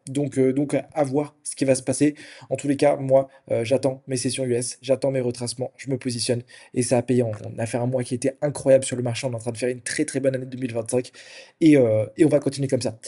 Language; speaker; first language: French; native; French